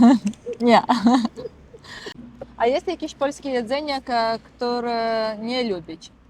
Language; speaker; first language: Polish; non-native, learner; Russian